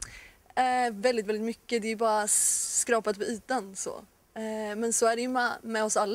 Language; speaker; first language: Swedish; native; Swedish